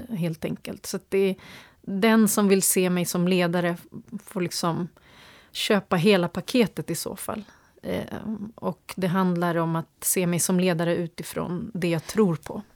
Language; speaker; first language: Swedish; early bilingual, other home language; Turoyo